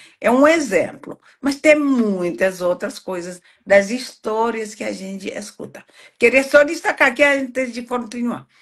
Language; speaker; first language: Portuguese; non-native, fluent; Swahili